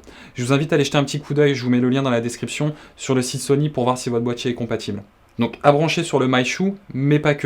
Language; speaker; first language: French; native; French